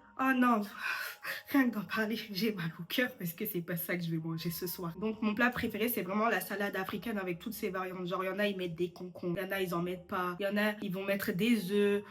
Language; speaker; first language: French; early bilingual, other home language; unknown